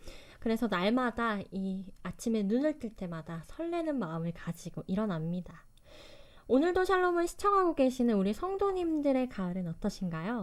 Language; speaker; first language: Korean; native; Korean